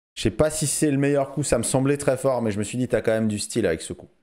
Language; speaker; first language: French; native; French